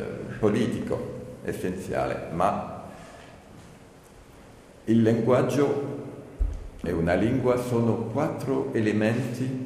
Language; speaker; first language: Italian; non-native, learner; French